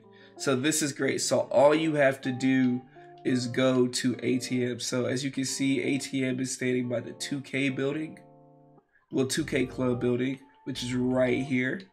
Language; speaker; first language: English; native; English